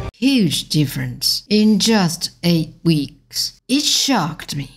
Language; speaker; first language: English; non-native, fluent; Chinese